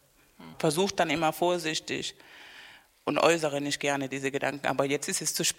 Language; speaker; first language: German; non-native, fluent; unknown